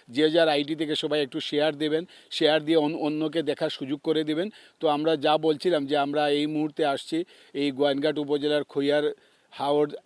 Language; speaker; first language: Bangla; native; Bangla